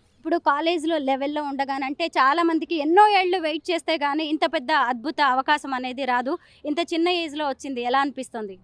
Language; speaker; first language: Telugu; native; Telugu